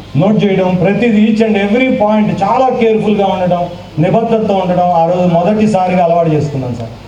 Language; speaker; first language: Telugu; native; Telugu